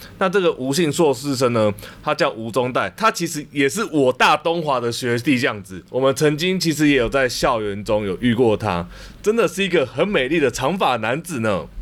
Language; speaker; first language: Chinese; native; Chinese